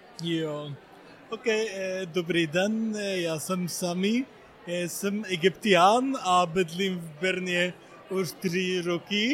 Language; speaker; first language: Czech; non-native, learner; Arabic